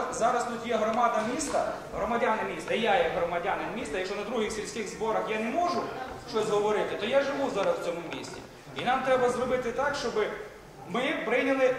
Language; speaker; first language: Ukrainian; native; Ukrainian